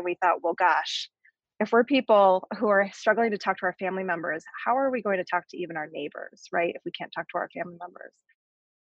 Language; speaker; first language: English; native; English